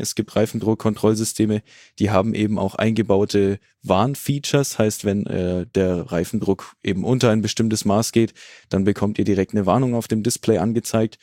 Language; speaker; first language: German; native; German